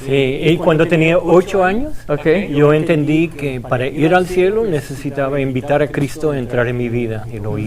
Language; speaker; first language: Spanish; non-native, fluent; English